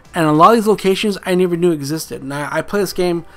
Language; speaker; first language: English; native; English